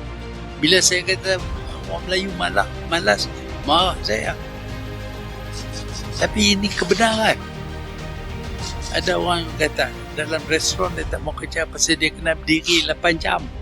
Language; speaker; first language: Malay; native; Malay